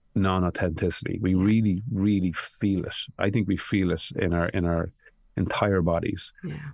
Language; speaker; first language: English; native; English